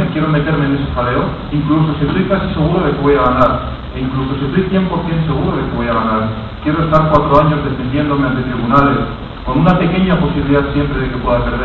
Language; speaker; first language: Spanish; native; Spanish